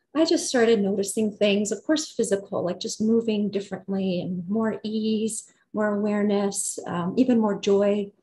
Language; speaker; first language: English; native; English